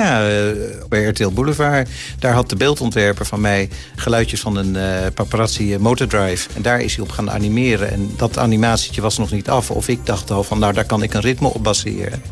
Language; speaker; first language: Dutch; native; Dutch